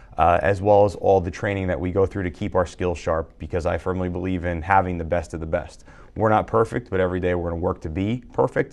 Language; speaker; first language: English; native; English